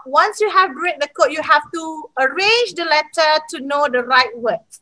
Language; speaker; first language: English; non-native, local second language; Malay